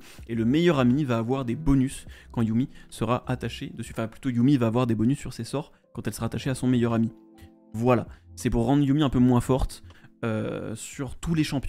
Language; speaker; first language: French; native; French